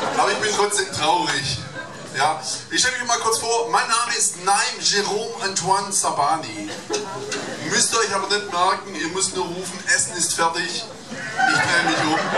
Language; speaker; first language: German; native; German